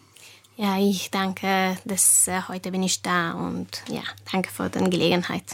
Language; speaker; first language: German; non-native, fluent; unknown